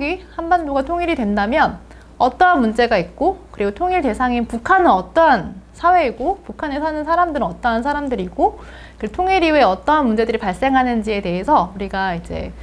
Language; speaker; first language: Korean; native; Korean